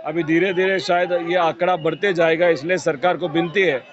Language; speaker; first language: Hindi; non-native, local second language; Marathi